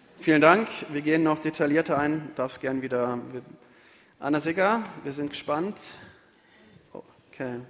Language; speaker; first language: German; native; German